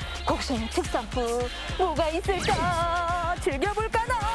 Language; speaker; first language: Korean; native; Korean